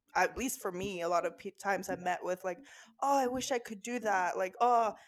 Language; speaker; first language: English; non-native, fluent; Norwegian